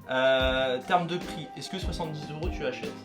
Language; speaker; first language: French; native; French